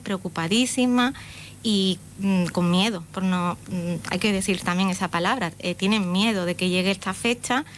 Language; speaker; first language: Spanish; native; Spanish